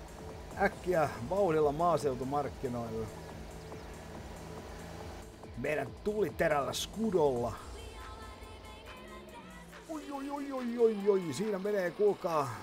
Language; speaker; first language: Finnish; native; Finnish